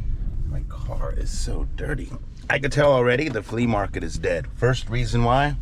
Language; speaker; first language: English; native; English